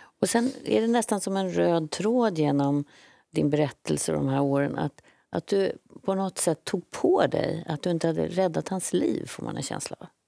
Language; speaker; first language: Swedish; native; Swedish